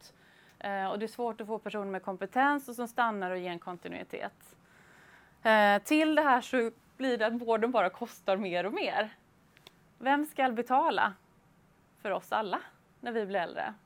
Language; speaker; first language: Swedish; native; Swedish